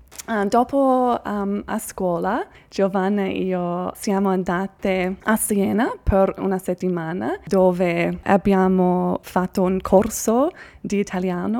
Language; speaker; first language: Italian; non-native, learner; English